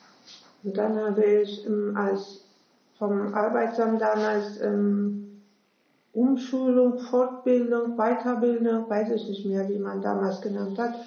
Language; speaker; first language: German; non-native, fluent; Turkish